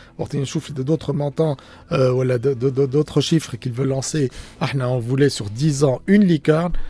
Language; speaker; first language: French; non-native, local second language; Arabic